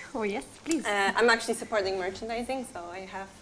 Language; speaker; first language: English; non-native, fluent; Polish